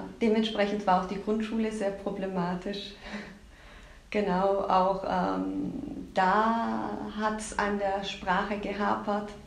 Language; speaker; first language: German; early bilingual, other home language; Turkish